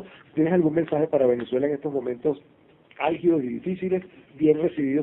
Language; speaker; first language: Spanish; native; Spanish